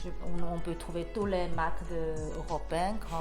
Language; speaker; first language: French; non-native, learner; Chinese